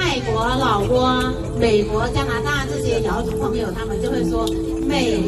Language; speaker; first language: Chinese; non-native, local second language; Iu Mien